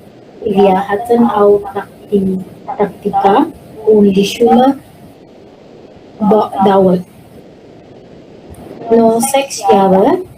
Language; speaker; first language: German; non-native, learner; Indonesian